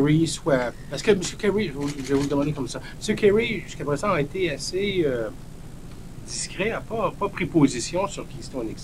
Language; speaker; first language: French; native; French